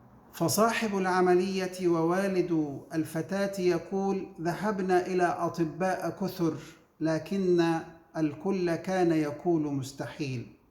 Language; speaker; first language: Arabic; native; Arabic